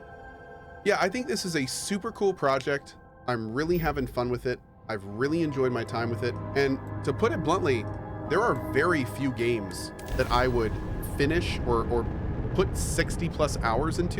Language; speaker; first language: English; native; English